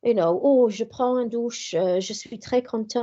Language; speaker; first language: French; non-native, fluent; English